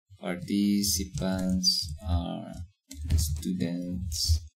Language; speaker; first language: English; non-native, local second language; Filipino